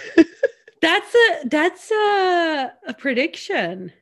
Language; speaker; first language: English; non-native, fluent; Swedish